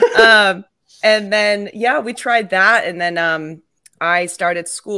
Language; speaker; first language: English; native; English